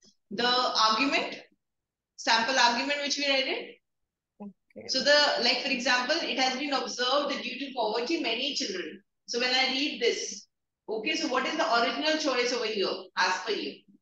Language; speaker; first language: English; non-native, local second language; Hindi